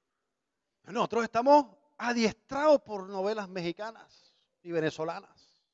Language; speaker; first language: Spanish; native; Spanish